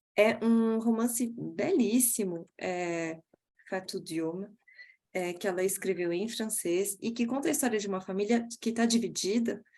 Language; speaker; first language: Portuguese; early bilingual, heritage; Portuguese